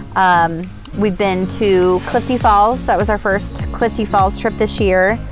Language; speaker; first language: English; native; English